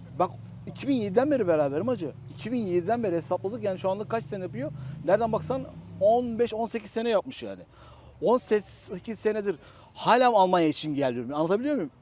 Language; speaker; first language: Turkish; native; Turkish